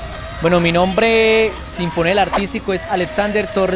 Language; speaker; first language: Spanish; native; Spanish